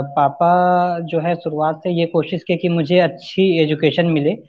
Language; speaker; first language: Hindi; native; Hindi